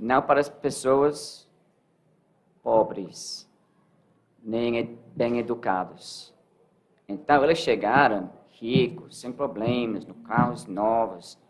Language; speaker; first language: Portuguese; non-native, learner; English